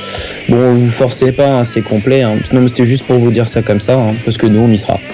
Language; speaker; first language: French; native; French